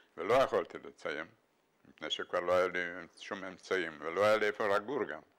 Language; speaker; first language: Hebrew; non-native, fluent; Bulgarian